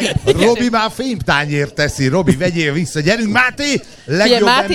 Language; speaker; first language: Hungarian; native; Hungarian